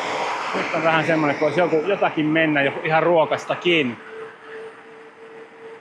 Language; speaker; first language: Finnish; native; Finnish